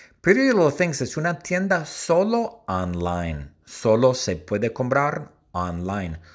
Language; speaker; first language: Spanish; non-native, learner; English